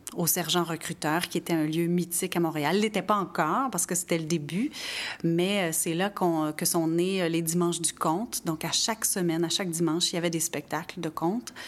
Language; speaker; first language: French; native; French